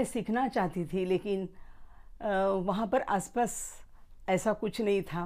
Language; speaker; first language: Hindi; native; Hindi